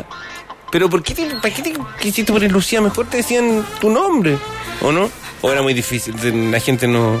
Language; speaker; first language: Spanish; native; Spanish